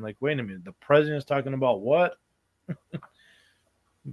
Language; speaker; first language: English; native; English